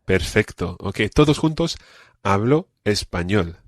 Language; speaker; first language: Spanish; non-native, fluent; English